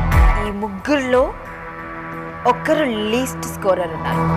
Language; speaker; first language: Telugu; native; Telugu